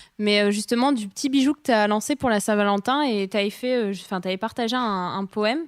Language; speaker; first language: French; native; French